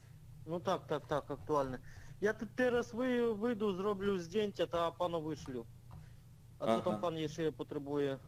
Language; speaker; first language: Polish; non-native, learner; Russian